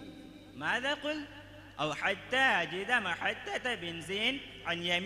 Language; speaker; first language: Arabic; non-native, fluent; Urdu